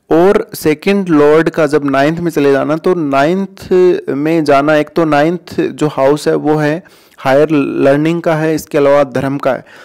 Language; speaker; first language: Hindi; native; Hindi